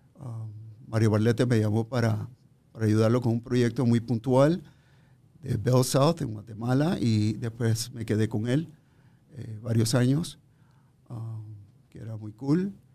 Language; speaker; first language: Spanish; native; Spanish